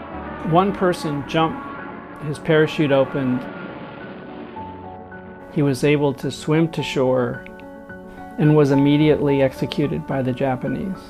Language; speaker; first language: English; native; English